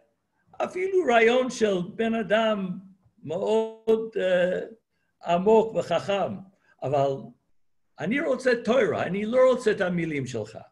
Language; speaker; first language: Hebrew; non-native, fluent; English